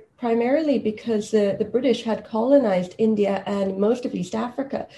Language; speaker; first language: English; non-native, local second language; Swahili